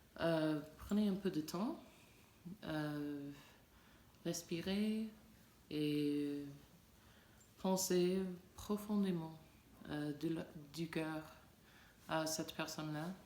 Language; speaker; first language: French; non-native, learner; English